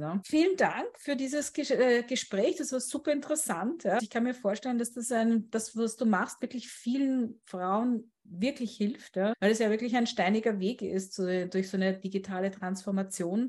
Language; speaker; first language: German; native; German